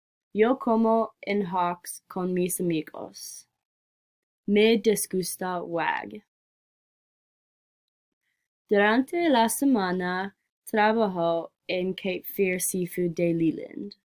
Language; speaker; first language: Spanish; non-native, learner; English